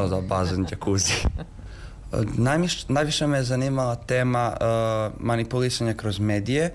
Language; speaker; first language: Serbian; native; Serbian